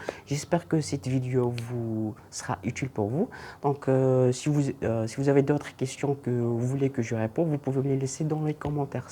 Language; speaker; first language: French; non-native, local second language; Arabic